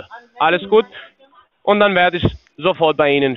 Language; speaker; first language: German; non-native, learner; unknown